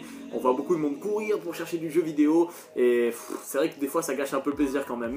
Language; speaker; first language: French; native; French